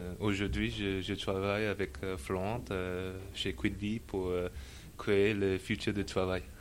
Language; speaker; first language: French; non-native, learner; English